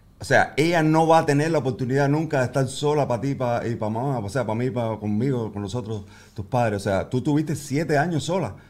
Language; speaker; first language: Spanish; native; Spanish